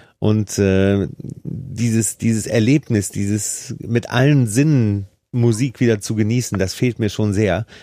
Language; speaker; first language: German; native; German